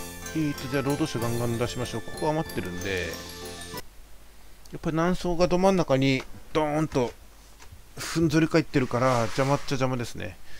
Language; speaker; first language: Japanese; native; Japanese